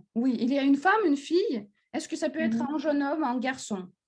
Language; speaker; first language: French; non-native, fluent; Russian